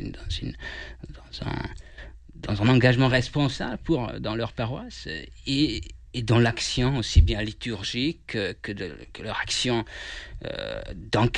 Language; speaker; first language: French; non-native, fluent; Hungarian